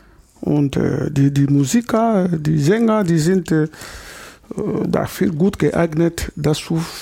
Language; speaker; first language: German; non-native, fluent; Lingala